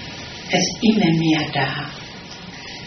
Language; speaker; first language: German; non-native, fluent; Italian